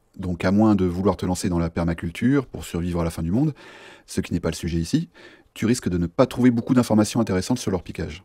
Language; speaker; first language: French; native; French